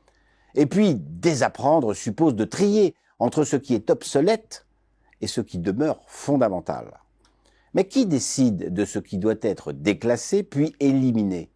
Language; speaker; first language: French; native; French